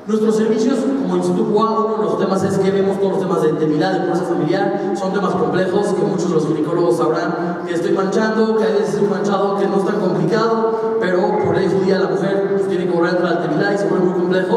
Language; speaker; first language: Spanish; native; Spanish